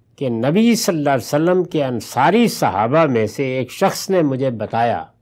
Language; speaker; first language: Urdu; non-native, local second language; Punjabi